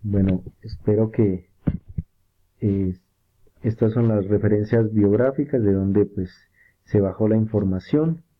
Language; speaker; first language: Spanish; native; Spanish